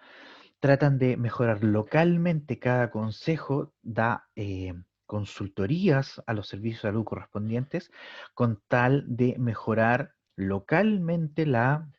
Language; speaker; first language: Spanish; native; Spanish